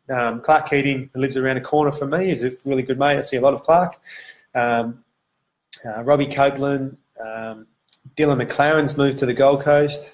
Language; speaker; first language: English; native; English